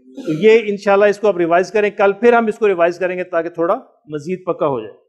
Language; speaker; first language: Urdu; native; Urdu